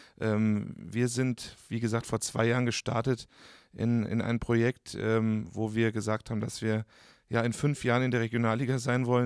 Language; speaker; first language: German; native; German